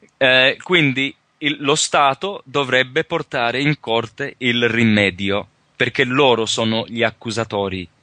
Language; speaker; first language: Italian; early bilingual, heritage; Italian